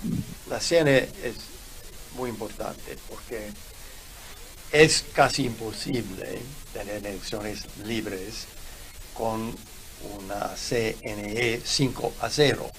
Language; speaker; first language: Spanish; non-native, fluent; English